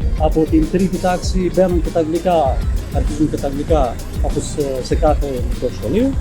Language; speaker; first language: Greek; non-native, local second language; Bulgarian